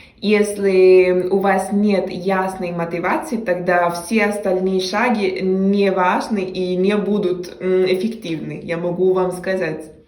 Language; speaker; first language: Russian; non-native, fluent; Spanish